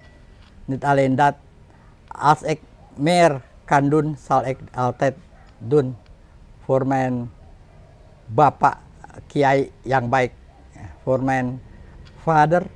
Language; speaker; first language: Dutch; non-native, fluent; Indonesian